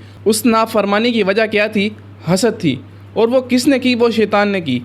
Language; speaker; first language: Urdu; native; Urdu